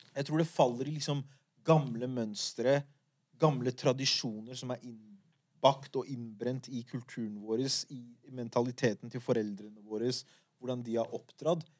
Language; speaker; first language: Norwegian; early bilingual, other home language; Kurdish